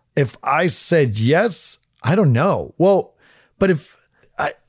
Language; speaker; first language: English; native; English